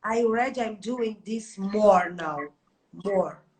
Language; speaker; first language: English; non-native, learner; Portuguese